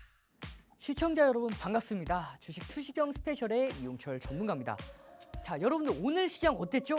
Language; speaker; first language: Korean; native; Korean